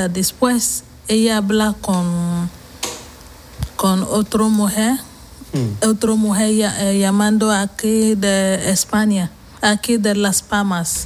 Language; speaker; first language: Spanish; non-native, learner; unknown